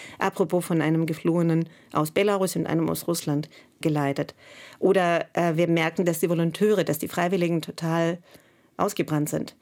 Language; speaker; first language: German; non-native, fluent; Russian